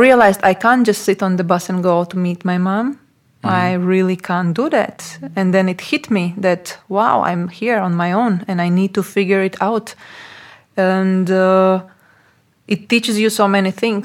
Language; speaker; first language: English; non-native, fluent; Latvian